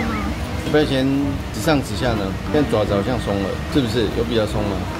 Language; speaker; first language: Chinese; native; Chinese